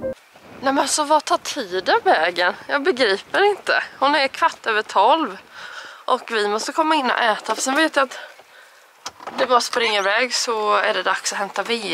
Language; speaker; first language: Swedish; native; Swedish